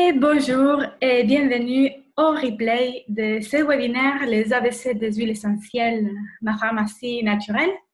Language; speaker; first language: French; non-native, fluent; Spanish